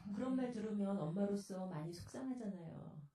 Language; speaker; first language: Korean; native; Korean